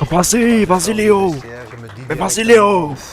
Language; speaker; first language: French; native; French